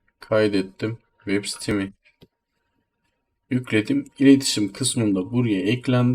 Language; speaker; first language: Turkish; native; Turkish